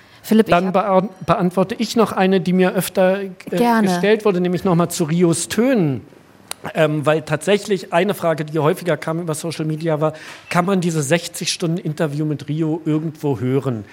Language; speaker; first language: German; native; German